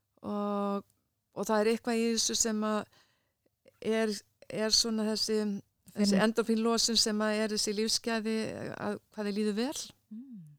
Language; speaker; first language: Icelandic; native; Icelandic